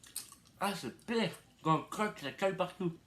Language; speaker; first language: French; native; French